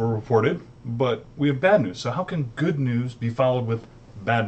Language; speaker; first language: English; native; English